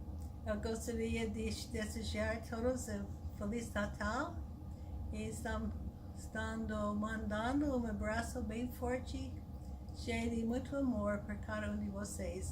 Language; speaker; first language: Portuguese; non-native, learner; English